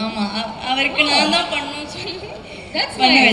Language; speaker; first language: Tamil; non-native, fluent; Malayalam